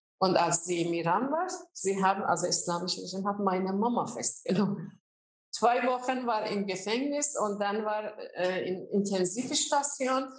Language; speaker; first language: German; non-native, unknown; Azerbaijani